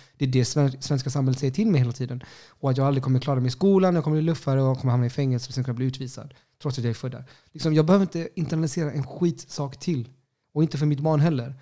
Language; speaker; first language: Swedish; early bilingual, other home language; Spanish